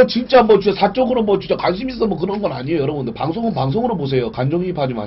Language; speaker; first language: Korean; native; Korean